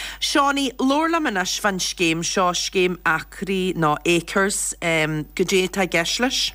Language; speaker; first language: Irish; native; Irish